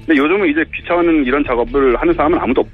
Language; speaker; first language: Korean; native; Korean